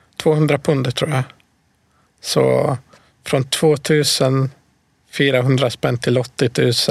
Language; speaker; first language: Swedish; non-native, fluent; Bosnian